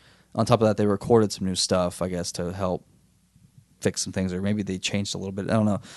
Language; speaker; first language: English; native; English